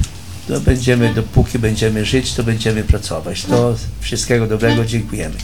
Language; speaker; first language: Polish; early bilingual, heritage; Polish